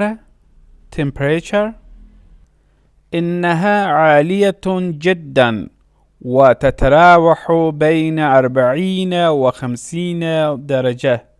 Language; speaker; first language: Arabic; non-native, fluent; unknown